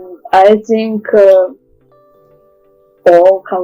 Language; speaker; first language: English; non-native, learner; Russian